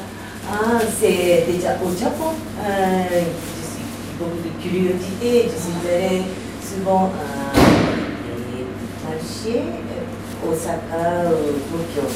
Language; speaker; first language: French; non-native, learner; Japanese